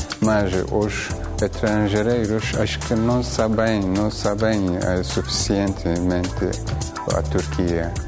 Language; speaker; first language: Portuguese; non-native, learner; Turkish